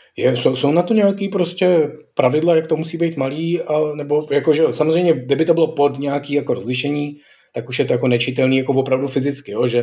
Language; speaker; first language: Czech; native; Czech